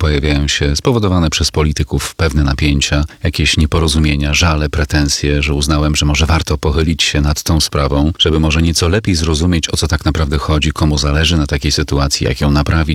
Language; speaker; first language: Polish; native; Polish